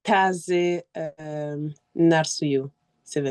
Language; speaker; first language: Turkish; non-native, learner; French